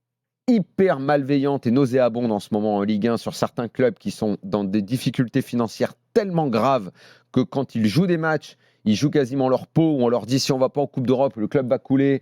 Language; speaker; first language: French; native; French